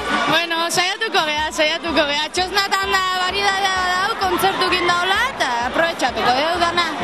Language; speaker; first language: Basque; native; Basque